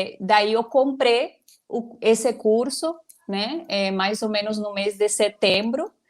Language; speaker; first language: Portuguese; non-native, fluent; Spanish